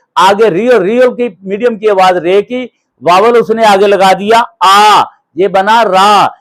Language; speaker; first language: Urdu; native; Urdu